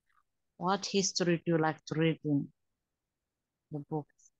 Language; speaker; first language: English; non-native, learner; Somali